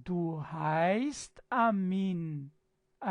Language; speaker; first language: German; non-native, fluent; Pashto